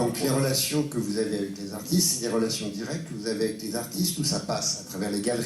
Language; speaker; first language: French; native; French